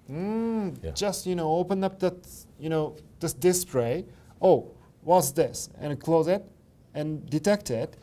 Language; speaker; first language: English; non-native, fluent; Japanese